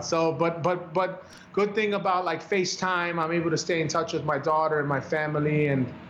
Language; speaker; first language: English; early bilingual, other home language; Spanish